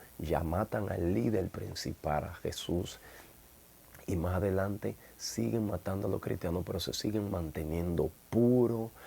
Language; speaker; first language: Spanish; native; Spanish